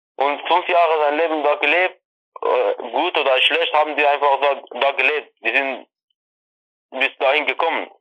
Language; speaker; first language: German; non-native, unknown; Persian